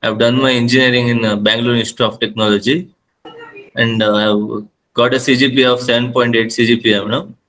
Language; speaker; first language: English; non-native, local second language; Kannada